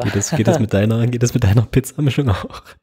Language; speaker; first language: German; native; German